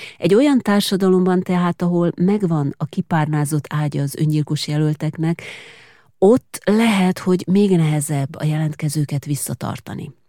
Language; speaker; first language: Hungarian; native; Hungarian